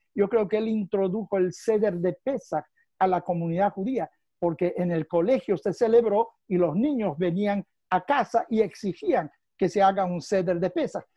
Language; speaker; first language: Spanish; native; Spanish